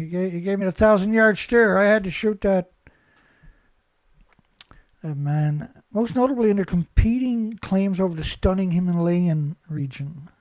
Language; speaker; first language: English; native; English